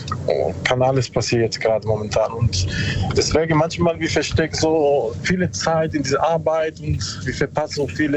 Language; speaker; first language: German; non-native, learner; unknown